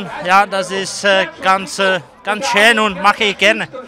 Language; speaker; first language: German; non-native, learner; Czech